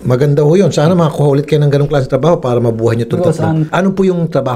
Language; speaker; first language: Filipino; native; Filipino